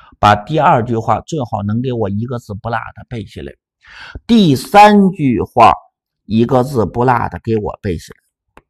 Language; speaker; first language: Chinese; native; Chinese